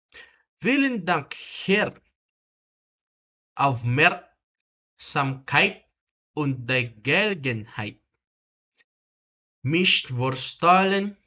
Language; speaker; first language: German; non-native, learner; Filipino